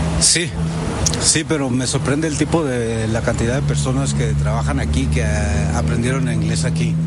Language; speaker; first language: Spanish; early bilingual, heritage; Spanish